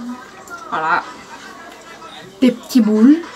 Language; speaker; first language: French; non-native, local second language; Morisyen